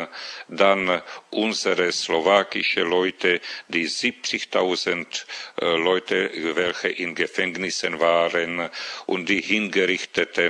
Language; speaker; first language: German; non-native, fluent; Slovak